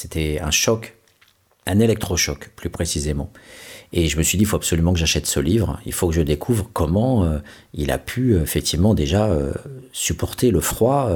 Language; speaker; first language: French; native; French